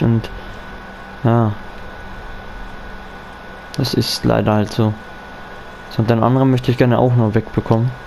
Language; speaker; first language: German; native; German